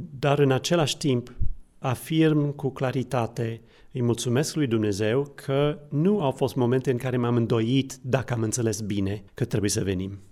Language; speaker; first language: Romanian; non-native, fluent; English